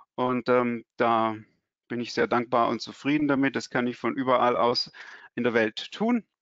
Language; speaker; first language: German; native; German